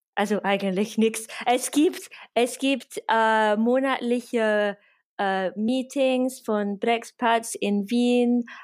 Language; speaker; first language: German; non-native, fluent; English